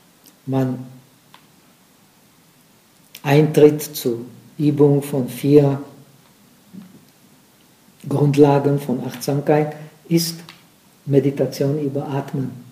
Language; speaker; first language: German; non-native, fluent; Czech